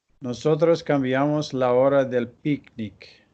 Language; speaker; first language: Spanish; non-native, learner; English